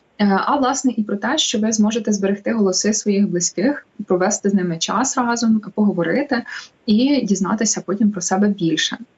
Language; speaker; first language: Ukrainian; native; Ukrainian